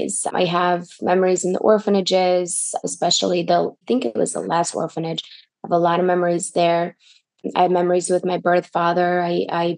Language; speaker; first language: English; early bilingual, other home language; Russian